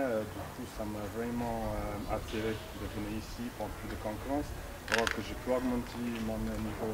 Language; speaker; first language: French; non-native, fluent; English